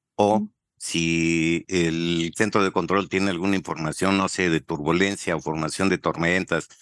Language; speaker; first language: Spanish; native; Spanish